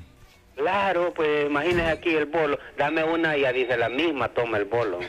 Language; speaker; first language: Spanish; native; Spanish